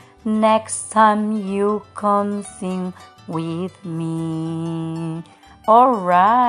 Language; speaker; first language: English; non-native, fluent; Spanish